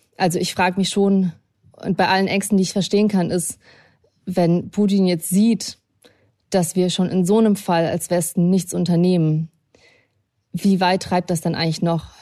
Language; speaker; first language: German; early bilingual, other home language; Russian